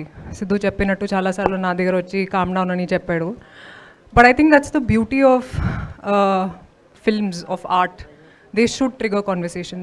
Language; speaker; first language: Telugu; non-native, local second language; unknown